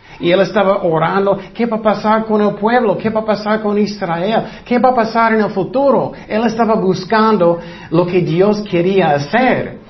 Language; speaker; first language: Spanish; non-native, fluent; English